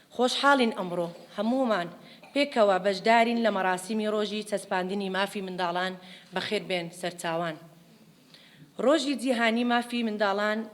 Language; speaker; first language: Central Kurdish; native; Central Kurdish